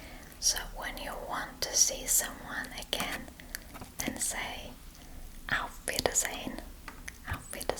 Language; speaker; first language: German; non-native, fluent; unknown